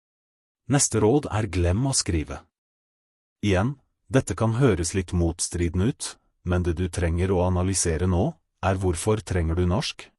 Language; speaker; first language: Norwegian; non-native, fluent; Russian